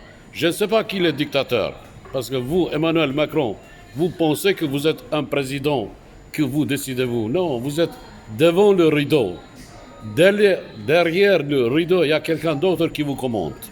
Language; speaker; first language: French; non-native, fluent; Turkish